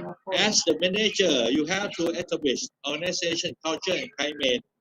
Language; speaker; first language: English; non-native, fluent; Thai